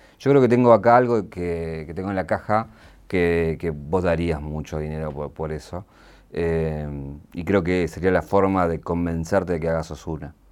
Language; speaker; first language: Spanish; native; Spanish